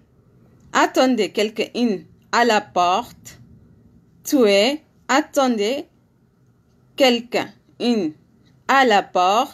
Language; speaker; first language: French; non-native, learner; Arabic